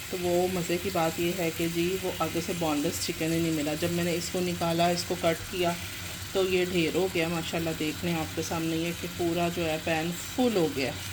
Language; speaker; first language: Urdu; non-native, local second language; Punjabi